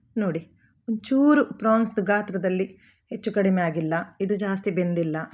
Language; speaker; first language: Kannada; non-native, local second language; Konkani